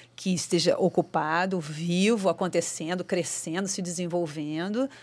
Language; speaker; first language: Portuguese; native; Portuguese